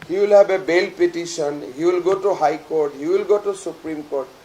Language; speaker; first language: English; non-native, local second language; Assamese